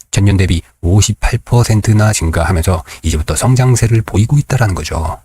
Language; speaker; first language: Korean; native; Korean